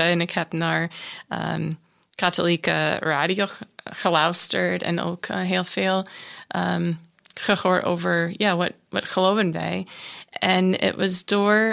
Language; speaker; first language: Dutch; non-native, learner; English